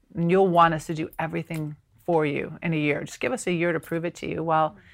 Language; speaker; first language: English; native; English